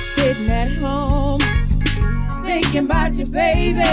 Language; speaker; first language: English; native; English